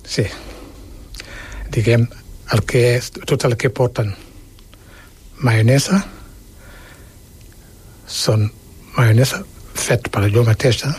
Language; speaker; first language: Catalan; non-native, fluent; Wolof